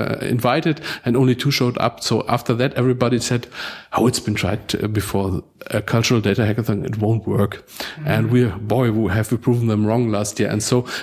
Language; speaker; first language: English; non-native, fluent; German